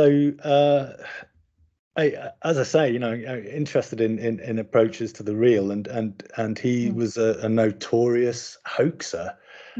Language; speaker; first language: English; native; English